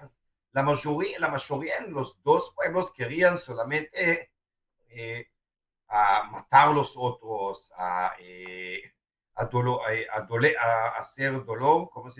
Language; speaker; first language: Spanish; non-native, fluent; Hebrew